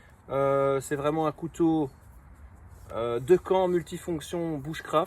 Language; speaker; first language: French; native; French